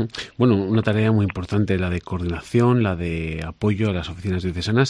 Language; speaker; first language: Spanish; native; Spanish